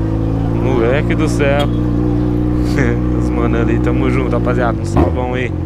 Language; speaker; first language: Portuguese; native; Portuguese